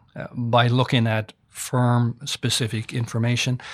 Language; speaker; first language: English; native; English